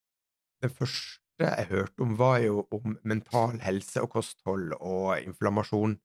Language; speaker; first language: Norwegian; native; Norwegian